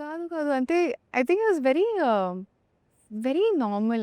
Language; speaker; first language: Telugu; non-native, learner; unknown